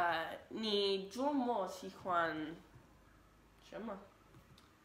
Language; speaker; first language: Chinese; non-native, learner; English